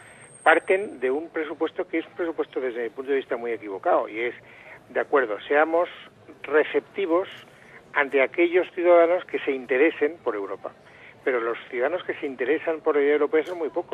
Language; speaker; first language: Spanish; native; Spanish